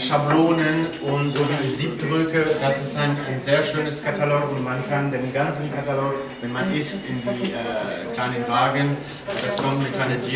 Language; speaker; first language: German; non-native, fluent; French